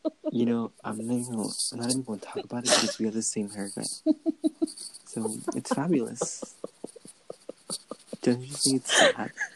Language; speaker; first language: English; early bilingual, other home language; Spanish